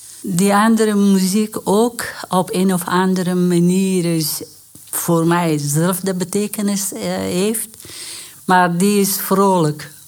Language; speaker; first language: Dutch; non-native, learner; Persian